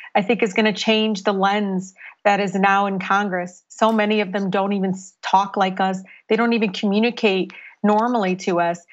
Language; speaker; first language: English; native; English